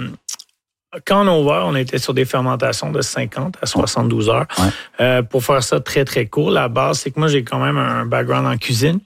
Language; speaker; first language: French; native; French